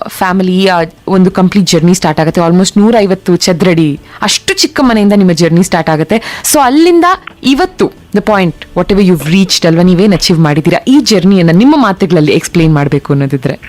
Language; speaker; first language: Kannada; native; Kannada